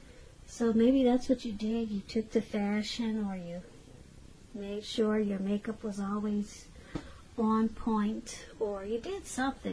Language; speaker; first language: English; native; English